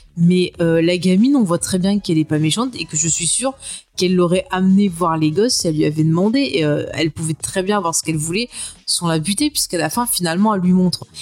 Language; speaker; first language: French; native; French